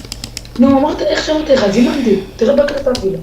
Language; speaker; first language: Hebrew; native; Hebrew